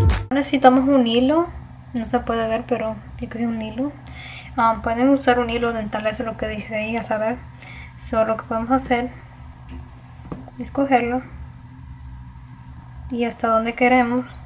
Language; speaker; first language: Spanish; early bilingual, heritage; Spanish